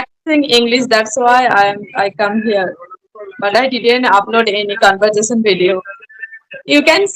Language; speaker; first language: English; non-native, learner; Bangla